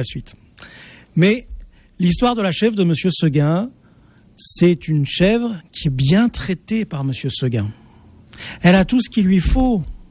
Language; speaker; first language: French; native; French